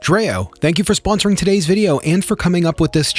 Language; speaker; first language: English; native; English